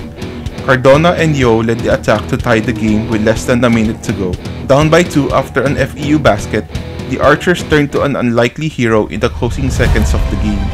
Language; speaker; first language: English; non-native, local second language; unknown